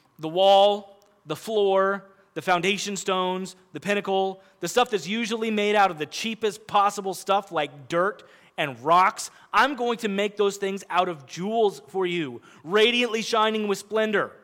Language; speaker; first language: English; native; English